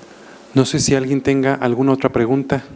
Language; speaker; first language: Spanish; native; Spanish